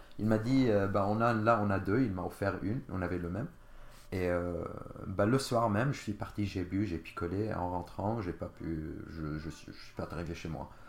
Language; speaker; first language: French; non-native, local second language; Arabic